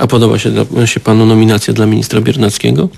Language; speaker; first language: Polish; native; Polish